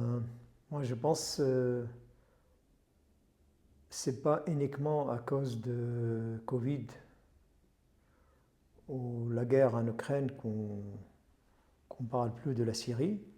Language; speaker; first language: French; non-native, fluent; Arabic